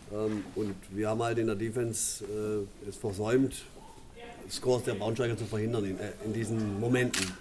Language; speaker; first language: German; native; German